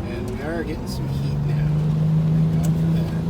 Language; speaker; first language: English; native; English